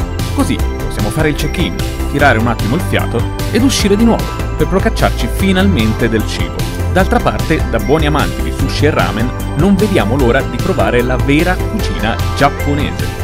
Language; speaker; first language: Italian; native; Italian